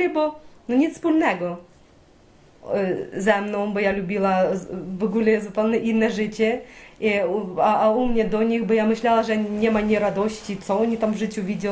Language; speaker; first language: Polish; non-native, learner; Ukrainian